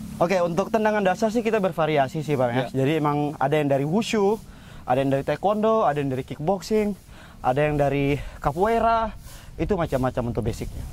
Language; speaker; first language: Indonesian; native; Indonesian